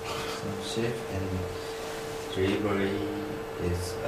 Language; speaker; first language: English; non-native, learner; Korean